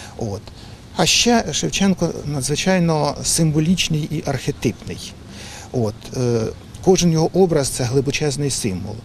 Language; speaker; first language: Ukrainian; native; Ukrainian